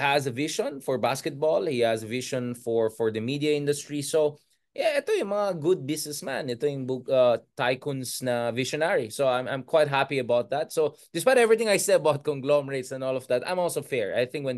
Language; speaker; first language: English; non-native, local second language; Filipino